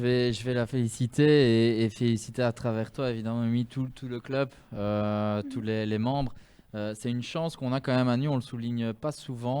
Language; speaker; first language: French; native; French